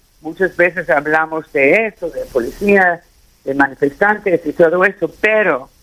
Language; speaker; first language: Spanish; early bilingual, heritage; Spanish